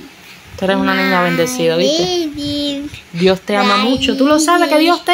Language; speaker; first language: Spanish; native; Spanish